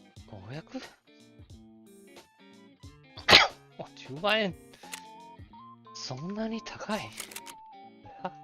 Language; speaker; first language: Japanese; non-native, learner; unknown